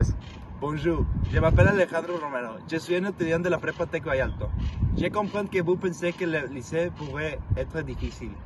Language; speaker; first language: French; non-native, learner; Spanish